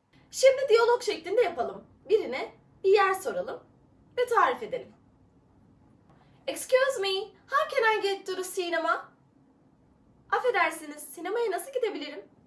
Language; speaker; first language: English; non-native, fluent; Turkish